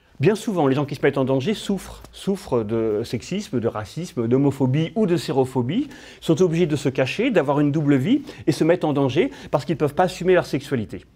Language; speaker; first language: French; native; French